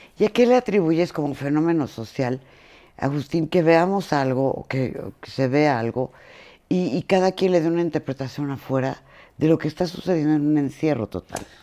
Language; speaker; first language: Spanish; native; Spanish